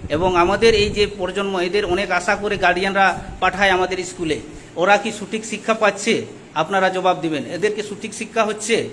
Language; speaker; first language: Bangla; non-native, local second language; Santali